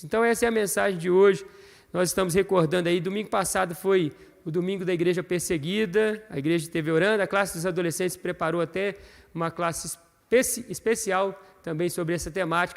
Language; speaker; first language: Portuguese; native; Portuguese